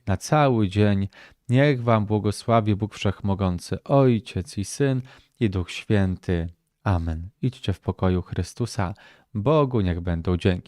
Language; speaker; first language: Polish; native; Polish